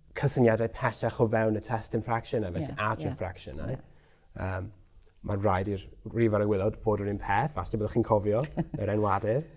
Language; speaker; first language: Welsh; native; Welsh